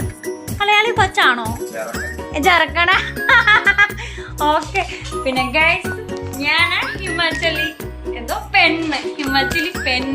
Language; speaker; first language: Malayalam; non-native, learner; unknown